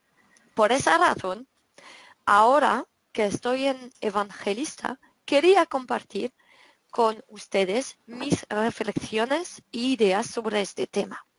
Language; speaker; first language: Spanish; non-native, fluent; French